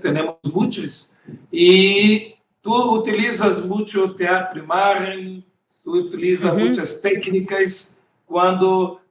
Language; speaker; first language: Spanish; non-native, learner; Portuguese